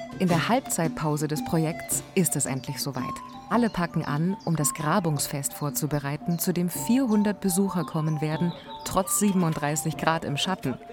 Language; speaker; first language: German; native; German